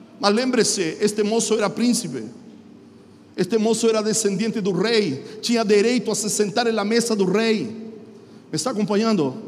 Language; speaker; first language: Portuguese; non-native, fluent; Spanish